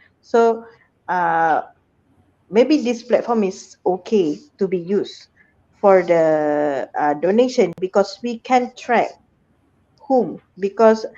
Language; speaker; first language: English; non-native, fluent; Malay